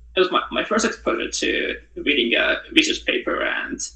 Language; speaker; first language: English; non-native, fluent; Japanese